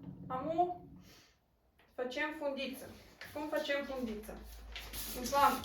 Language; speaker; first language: Romanian; non-native, local second language; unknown